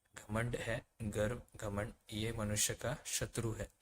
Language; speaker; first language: Hindi; non-native, local second language; Marathi